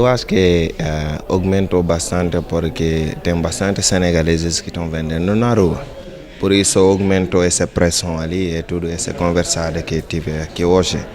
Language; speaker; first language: Portuguese; non-native, fluent; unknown